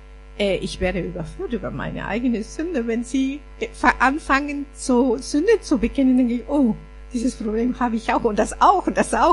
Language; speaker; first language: German; non-native, fluent; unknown